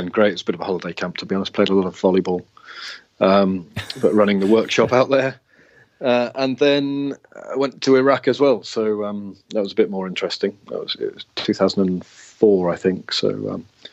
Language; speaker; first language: English; native; English